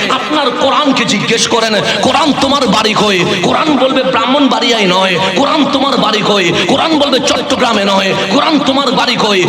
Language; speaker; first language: Bangla; non-native, local second language; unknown